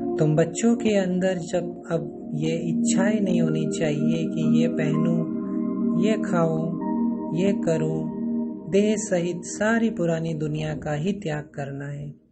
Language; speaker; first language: Hindi; native; Hindi